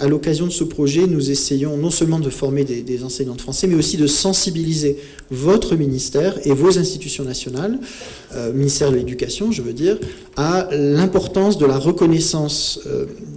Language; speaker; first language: French; native; French